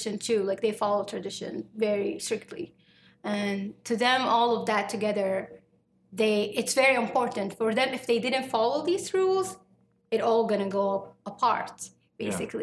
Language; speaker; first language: English; non-native, fluent; Arabic